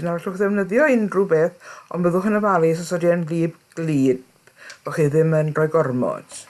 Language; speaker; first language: Welsh; native; Welsh